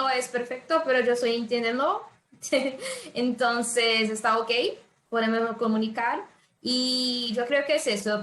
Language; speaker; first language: Spanish; non-native, fluent; Portuguese